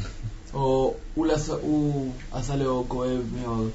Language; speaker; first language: Hebrew; non-native, learner; Spanish